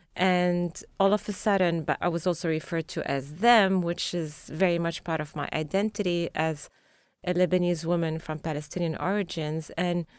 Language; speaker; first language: English; non-native, fluent; Arabic